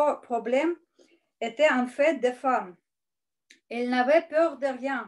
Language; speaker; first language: French; non-native, learner; Russian